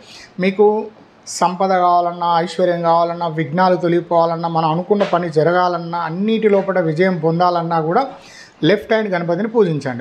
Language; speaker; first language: Telugu; native; Telugu